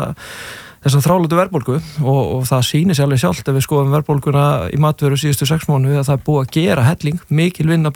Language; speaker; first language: Icelandic; native; Icelandic